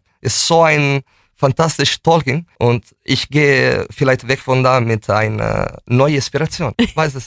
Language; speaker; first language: German; non-native, fluent; Italian